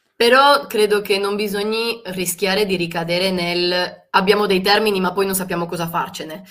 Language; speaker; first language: Italian; early bilingual, other home language; Spanish